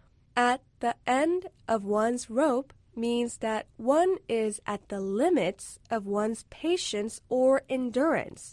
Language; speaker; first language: English; non-native, fluent; Korean